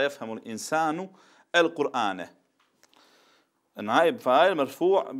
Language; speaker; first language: Arabic; non-native, fluent; Bosnian